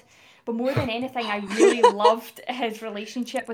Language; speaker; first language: English; native; English